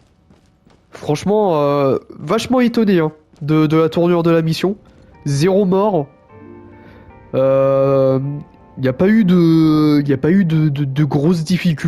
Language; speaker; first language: French; native; French